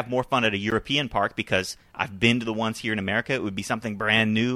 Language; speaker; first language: English; native; English